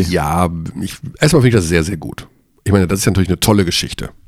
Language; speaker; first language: German; native; German